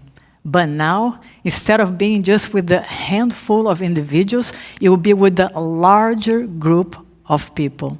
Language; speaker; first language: English; non-native, fluent; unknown